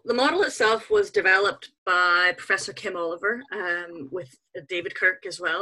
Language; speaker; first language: English; native; English